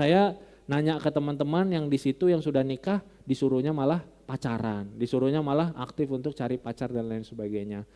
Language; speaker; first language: Indonesian; non-native, local second language; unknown